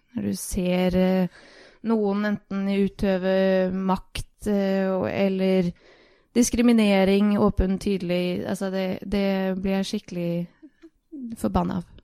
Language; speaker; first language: Norwegian; early bilingual, other home language; Bosnian